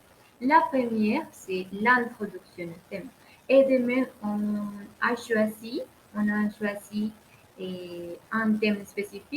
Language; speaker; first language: French; non-native, learner; Spanish